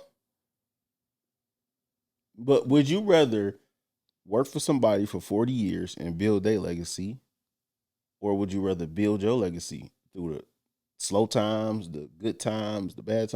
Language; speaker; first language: English; native; English